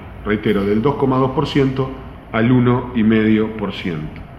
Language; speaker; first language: Spanish; native; Spanish